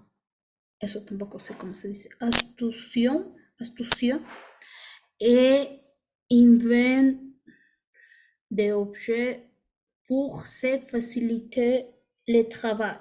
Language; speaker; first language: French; non-native, learner; Spanish